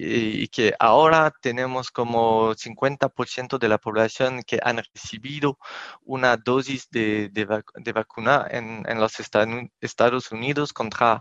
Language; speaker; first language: Spanish; non-native, fluent; French